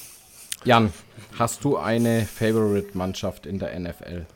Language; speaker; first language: German; native; German